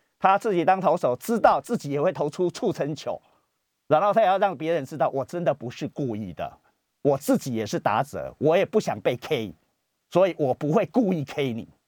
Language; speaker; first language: Chinese; native; Chinese